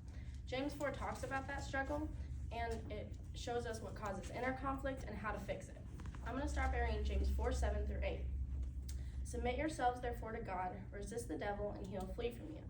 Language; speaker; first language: English; native; English